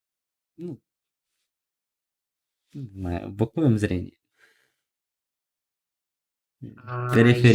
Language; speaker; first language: Russian; non-native, local second language; Ukrainian